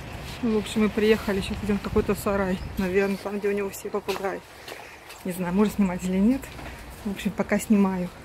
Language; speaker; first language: Russian; native; Russian